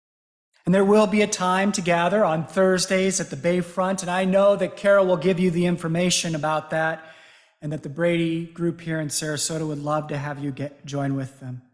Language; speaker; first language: English; native; English